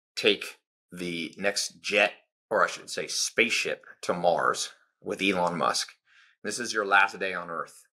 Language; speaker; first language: English; native; English